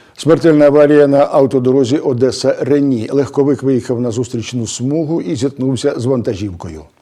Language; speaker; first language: Ukrainian; native; Ukrainian